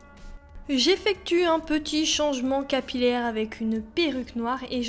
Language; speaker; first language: French; native; French